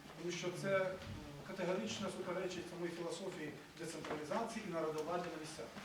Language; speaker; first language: Ukrainian; native; Ukrainian